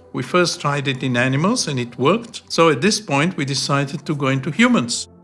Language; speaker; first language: English; non-native, fluent; Bulgarian